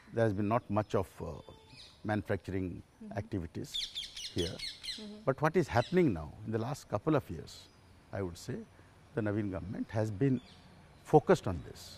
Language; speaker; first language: English; non-native, local second language; Odia